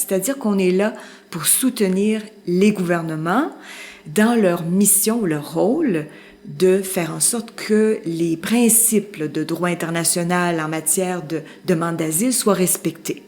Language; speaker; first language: French; native; French